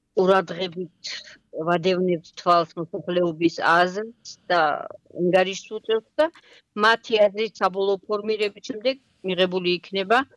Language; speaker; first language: Georgian; native; Georgian